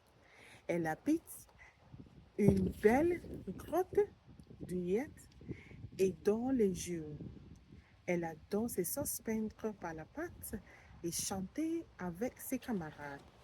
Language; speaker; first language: French; non-native, learner; English